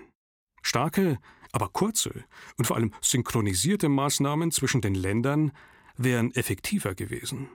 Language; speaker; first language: German; native; German